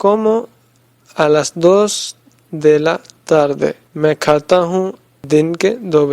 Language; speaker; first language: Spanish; non-native, fluent; Urdu